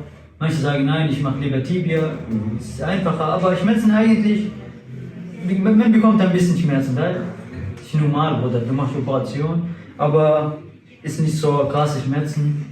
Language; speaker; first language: German; non-native, fluent; Arabic